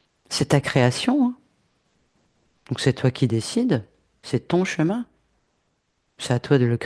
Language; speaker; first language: French; native; French